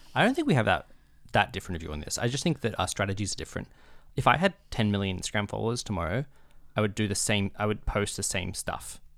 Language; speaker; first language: English; native; English